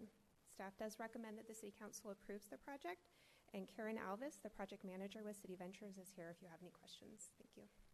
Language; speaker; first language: English; native; English